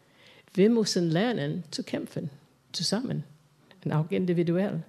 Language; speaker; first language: German; non-native, fluent; English